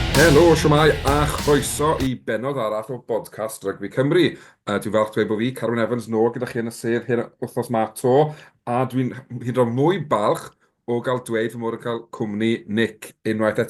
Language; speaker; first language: Welsh; native; Welsh